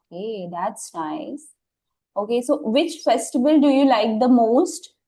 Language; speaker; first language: English; non-native, fluent; Hindi